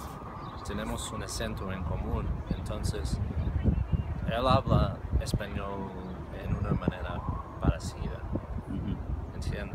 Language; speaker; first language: Spanish; non-native, fluent; English